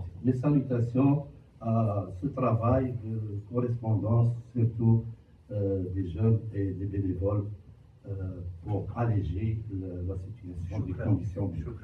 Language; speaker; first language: French; non-native, local second language; Arabic